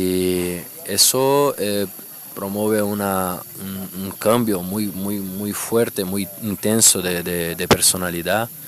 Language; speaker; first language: Spanish; non-native, fluent; Portuguese